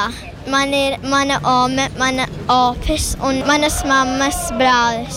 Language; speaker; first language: Latvian; early bilingual, heritage; Latvian